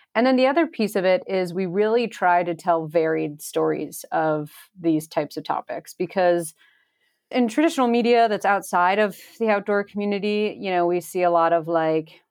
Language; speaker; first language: English; native; English